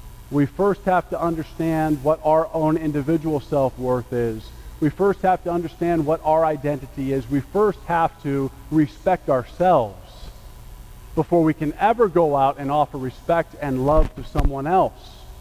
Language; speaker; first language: English; native; English